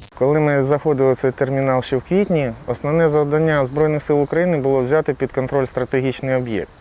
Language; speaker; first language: Ukrainian; non-native, local second language; Russian